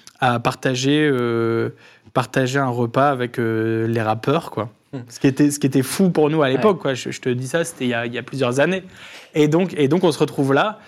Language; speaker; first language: French; native; French